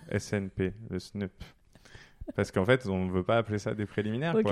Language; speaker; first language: French; native; French